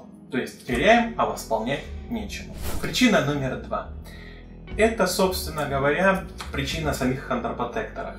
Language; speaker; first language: Russian; native; Russian